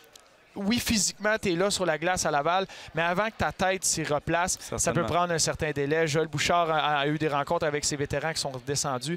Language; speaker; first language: French; native; French